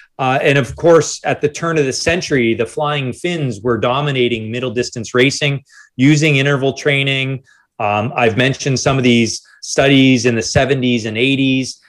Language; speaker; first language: English; native; English